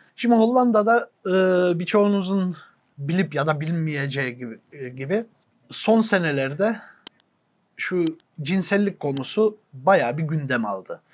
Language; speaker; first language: Turkish; early bilingual, heritage; Turkish